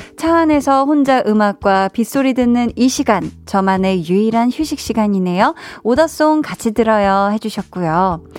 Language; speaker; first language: Korean; native; Korean